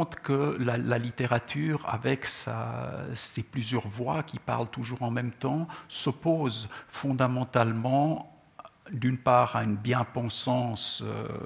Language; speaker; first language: French; non-native, local second language; Czech